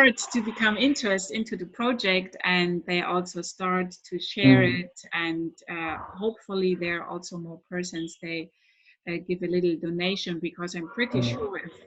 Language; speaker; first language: English; non-native, fluent; German